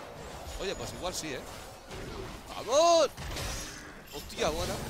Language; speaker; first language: Spanish; native; Spanish